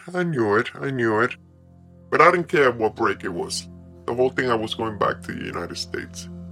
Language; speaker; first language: English; non-native, fluent; Spanish